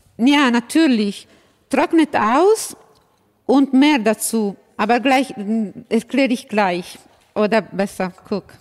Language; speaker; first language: German; non-native, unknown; Italian